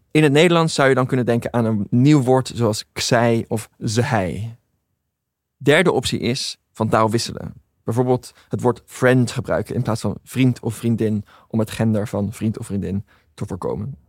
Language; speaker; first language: Dutch; native; Dutch